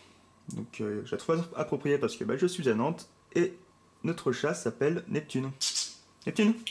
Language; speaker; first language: French; native; French